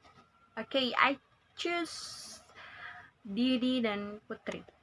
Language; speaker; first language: English; non-native, learner; Indonesian